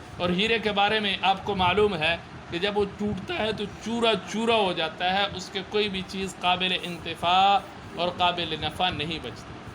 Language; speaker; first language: Urdu; non-native, local second language; Punjabi